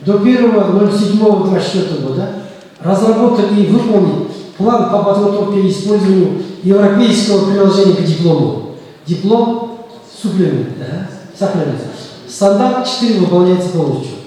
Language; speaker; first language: Russian; non-native, local second language; Kazakh